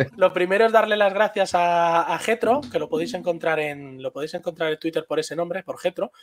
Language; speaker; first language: Spanish; native; Spanish